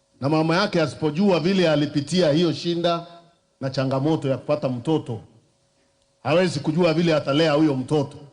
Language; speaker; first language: Swahili; non-native, local second language; Meru